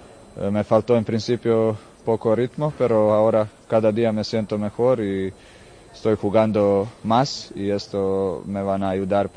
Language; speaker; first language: Spanish; non-native, fluent; Croatian